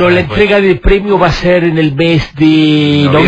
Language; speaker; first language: Spanish; native; Spanish